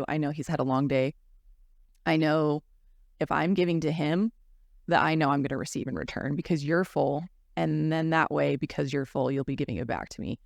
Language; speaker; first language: English; native; English